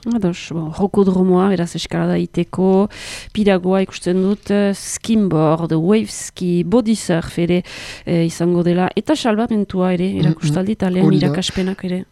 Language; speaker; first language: Basque; native; Basque